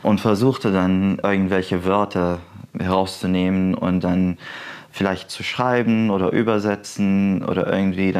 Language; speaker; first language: German; non-native, fluent; Arabic